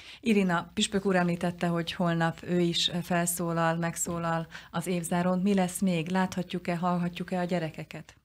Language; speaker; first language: Hungarian; native; Hungarian